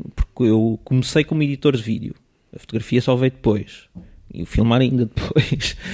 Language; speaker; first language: Portuguese; early bilingual, other home language; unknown